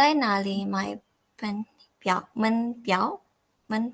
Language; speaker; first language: Chinese; non-native, learner; Indonesian